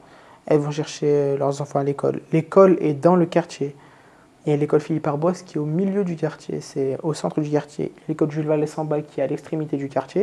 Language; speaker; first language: French; native; French